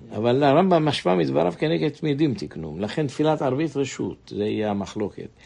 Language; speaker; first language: Hebrew; native; Hebrew